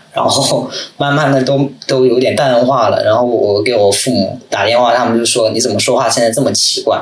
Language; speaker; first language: Chinese; native; Chinese